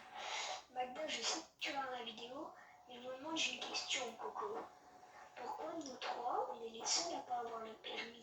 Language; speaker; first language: French; native; French